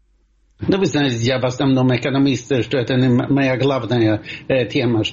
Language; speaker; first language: Russian; non-native, fluent; Swedish